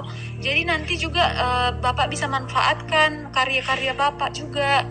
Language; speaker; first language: Indonesian; native; Indonesian